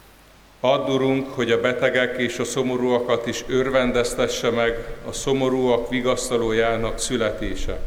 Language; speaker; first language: Hungarian; native; Hungarian